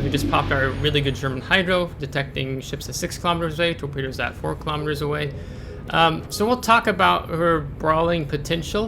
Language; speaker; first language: English; native; English